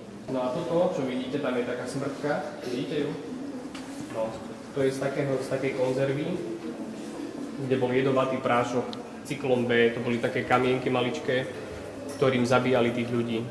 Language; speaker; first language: Slovak; native; Slovak